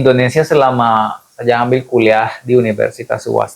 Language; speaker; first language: Indonesian; non-native, fluent; Spanish